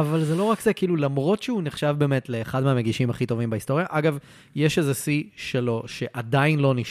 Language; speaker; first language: Hebrew; native; Hebrew